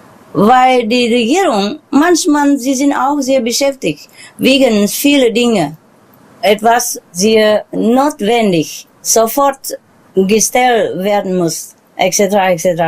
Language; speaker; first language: German; non-native, learner; Vietnamese